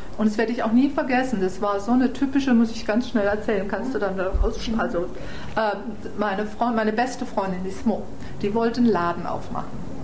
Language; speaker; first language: German; native; German